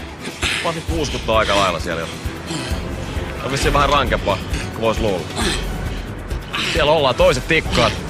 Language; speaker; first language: Finnish; native; Finnish